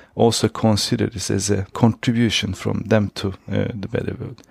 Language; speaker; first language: English; non-native, fluent; Turkish